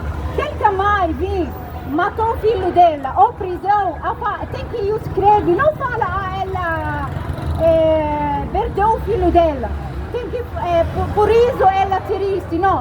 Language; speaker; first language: Portuguese; non-native, learner; Arabic